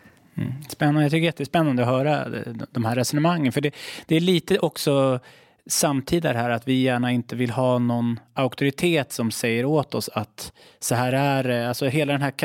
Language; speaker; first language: Swedish; native; Swedish